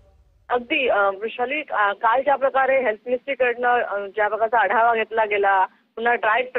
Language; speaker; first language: Marathi; native; Marathi